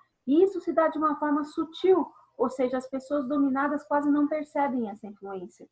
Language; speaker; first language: Portuguese; native; Portuguese